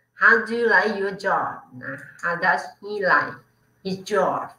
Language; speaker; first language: English; non-native, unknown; Thai